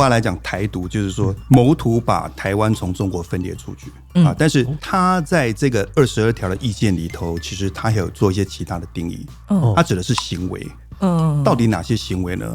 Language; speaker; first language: Chinese; native; Chinese